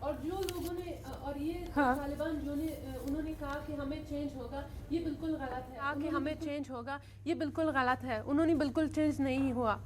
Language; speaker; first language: Hindi; non-native, learner; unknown